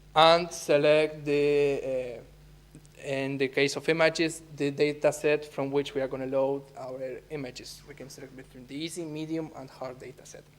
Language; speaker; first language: English; non-native, fluent; Spanish